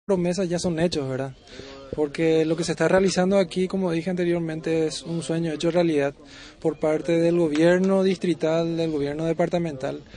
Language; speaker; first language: Spanish; native; Spanish